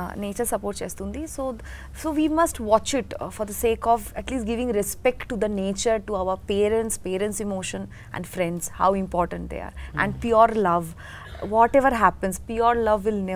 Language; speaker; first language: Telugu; non-native, learner; Bangla